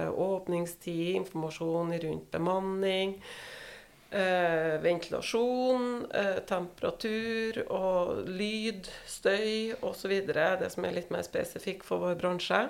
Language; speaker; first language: Norwegian; native; Norwegian